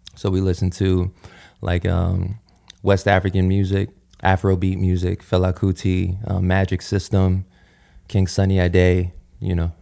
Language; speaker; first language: English; early bilingual, other home language; Yoruba